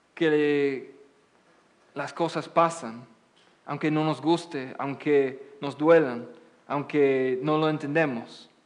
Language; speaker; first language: Spanish; non-native, fluent; English